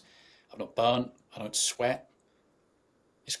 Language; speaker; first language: English; native; English